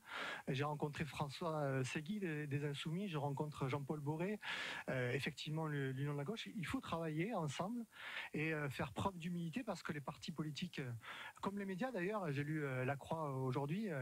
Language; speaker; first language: French; native; French